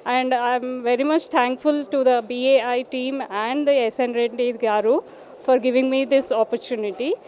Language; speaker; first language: English; non-native, local second language; Telugu